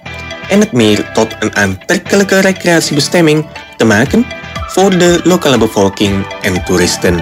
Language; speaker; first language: Dutch; non-native, fluent; Indonesian